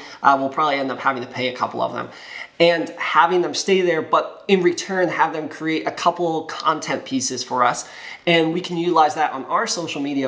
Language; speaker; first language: English; native; English